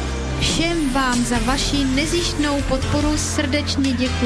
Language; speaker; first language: Czech; native; Czech